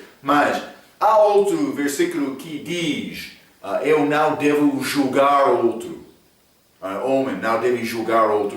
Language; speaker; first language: Portuguese; non-native, fluent; English